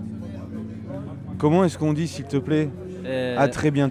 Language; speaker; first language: French; native; French